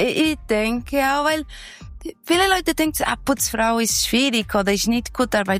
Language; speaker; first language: German; non-native, learner; Portuguese